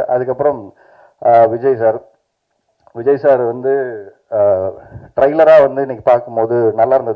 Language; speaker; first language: Tamil; native; Tamil